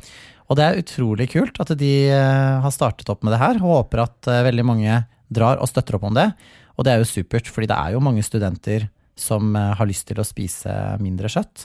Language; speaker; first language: Norwegian; native; Norwegian